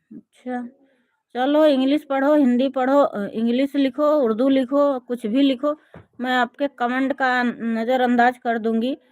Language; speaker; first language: Hindi; native; Hindi